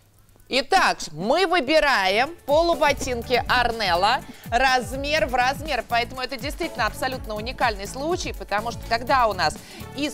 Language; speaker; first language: Russian; native; Russian